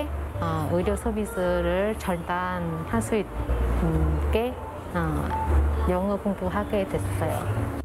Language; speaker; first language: Korean; non-native, fluent; Vietnamese